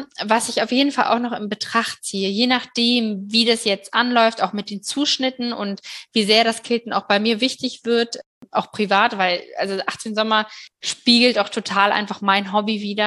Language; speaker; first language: German; native; German